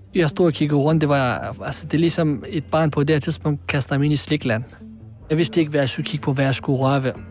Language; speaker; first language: Danish; early bilingual, other home language; Arabic